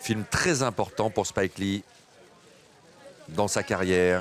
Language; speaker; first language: French; native; French